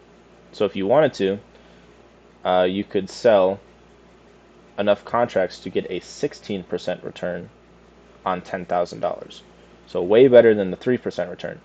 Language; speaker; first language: English; native; English